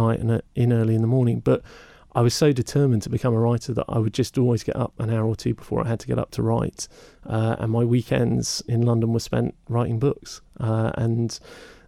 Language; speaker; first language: English; native; English